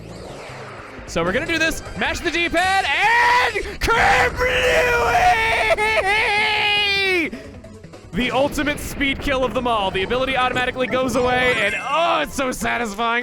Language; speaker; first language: English; native; English